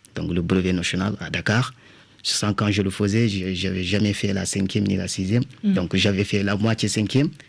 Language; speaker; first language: French; non-native, local second language; Wolof